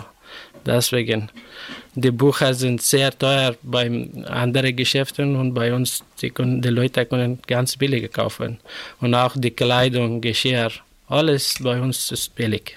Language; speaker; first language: German; non-native, learner; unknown